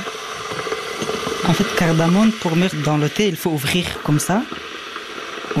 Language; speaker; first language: French; early bilingual, other home language; Persian